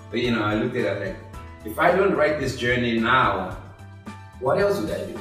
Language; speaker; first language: English; non-native, local second language; Shona